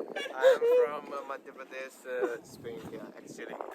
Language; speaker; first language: English; non-native, local second language; Hindi